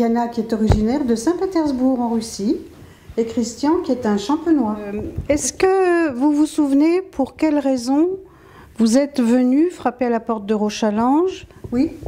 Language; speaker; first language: French; native; French